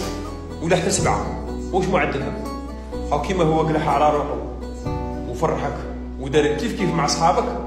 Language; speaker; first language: Arabic; native; Arabic